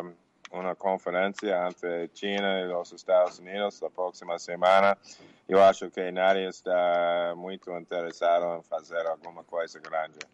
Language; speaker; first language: Portuguese; non-native, learner; English